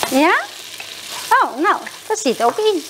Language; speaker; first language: Dutch; non-native, fluent; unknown